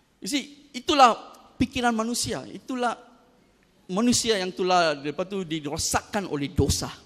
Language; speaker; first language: Malay; non-native, local second language; Tamil